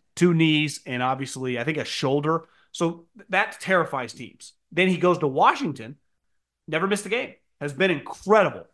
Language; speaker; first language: English; native; English